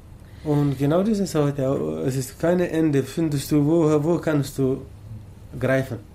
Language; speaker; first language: German; non-native, learner; Tamasheq